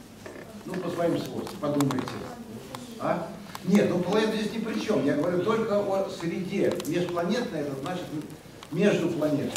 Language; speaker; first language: Russian; native; Russian